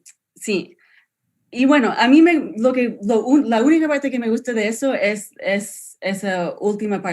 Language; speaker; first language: Spanish; non-native, fluent; English